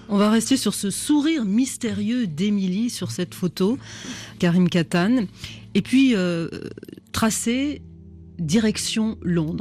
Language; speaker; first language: French; native; French